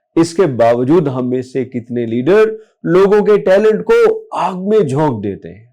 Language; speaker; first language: Urdu; non-native, local second language; Punjabi